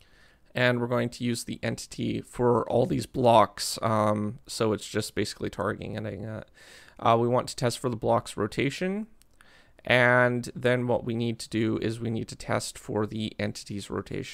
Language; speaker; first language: English; native; English